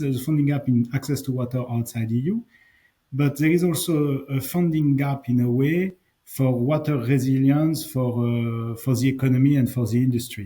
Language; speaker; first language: English; non-native, fluent; French